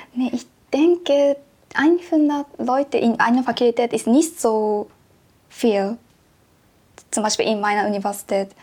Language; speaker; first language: German; non-native, learner; Japanese